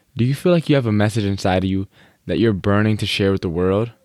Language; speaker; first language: English; native; English